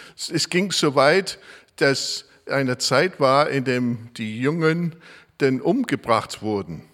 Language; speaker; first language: German; non-native, fluent; English